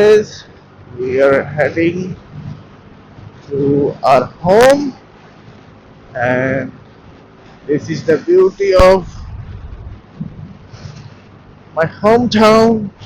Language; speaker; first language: English; non-native, local second language; Bangla